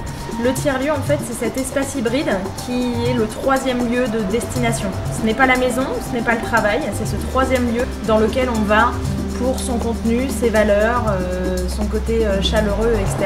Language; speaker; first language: French; native; French